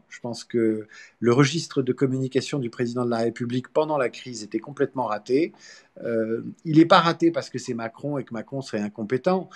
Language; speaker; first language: French; native; French